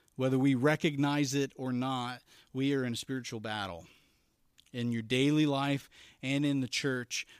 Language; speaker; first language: English; native; English